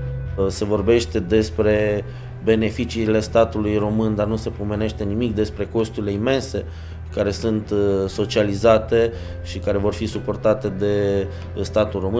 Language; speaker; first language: Romanian; native; Romanian